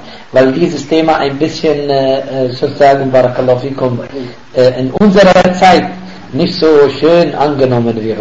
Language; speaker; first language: German; non-native, fluent; Arabic